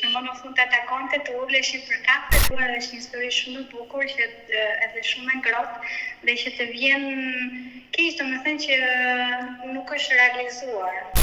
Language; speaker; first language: Albanian; early bilingual, heritage; Greek